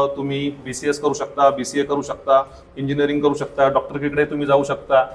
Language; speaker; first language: Marathi; native; Marathi